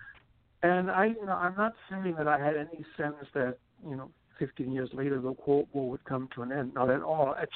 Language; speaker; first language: English; non-native, fluent; German